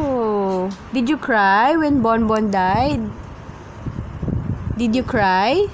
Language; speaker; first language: English; non-native, local second language; Filipino